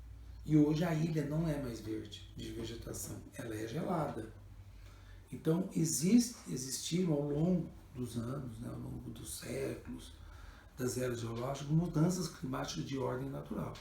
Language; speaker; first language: Portuguese; native; Portuguese